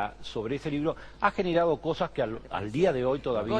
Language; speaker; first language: Spanish; native; Spanish